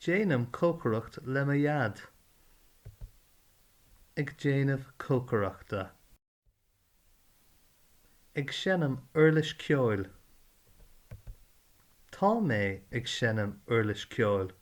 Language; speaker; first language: Irish; non-native, learner; English